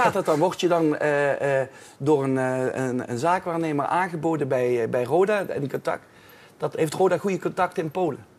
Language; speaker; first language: Dutch; native; Dutch